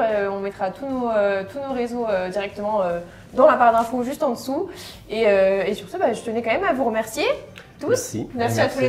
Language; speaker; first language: French; native; French